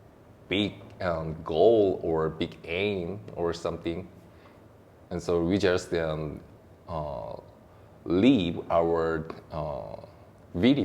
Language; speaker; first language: English; non-native, learner; Korean